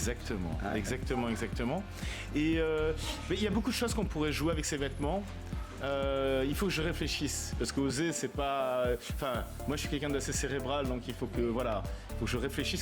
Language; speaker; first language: French; native; French